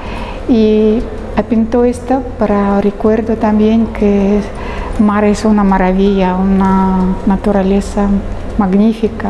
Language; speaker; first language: Spanish; non-native, learner; Russian